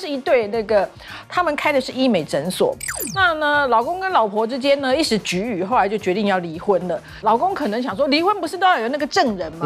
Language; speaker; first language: Chinese; native; Chinese